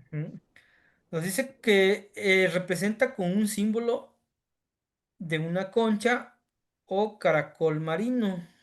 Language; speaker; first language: Spanish; native; Spanish